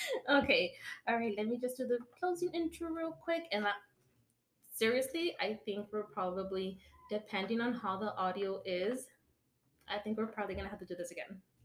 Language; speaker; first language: English; early bilingual, other home language; Spanish